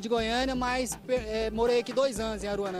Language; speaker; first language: Portuguese; native; Portuguese